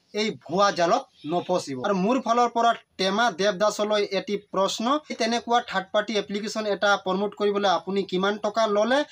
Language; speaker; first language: Assamese; non-native, local second language; Sadri